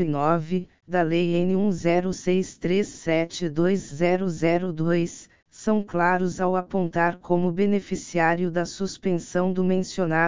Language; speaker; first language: Portuguese; native; Portuguese